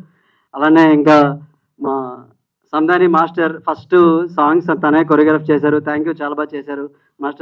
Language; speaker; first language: Telugu; native; Telugu